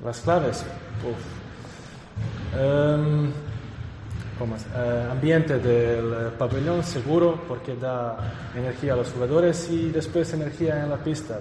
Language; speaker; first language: Spanish; non-native, fluent; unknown